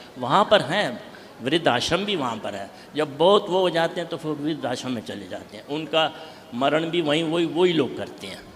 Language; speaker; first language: Hindi; native; Hindi